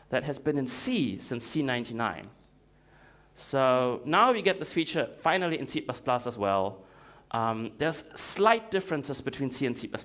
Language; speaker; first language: English; non-native, fluent; Russian